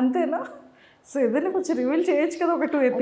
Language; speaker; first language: Telugu; native; Telugu